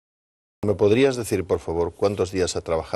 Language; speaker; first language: Spanish; native; Spanish